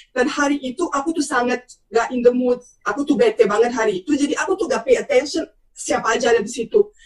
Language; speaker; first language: Indonesian; non-native, fluent; Bosnian